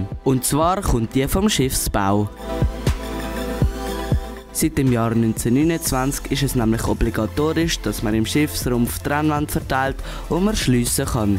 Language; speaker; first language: German; native; German